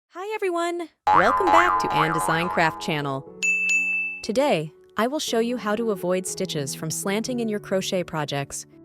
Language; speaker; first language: English; non-native, fluent; Chinese